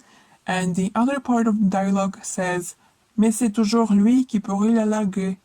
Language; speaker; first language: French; non-native, fluent; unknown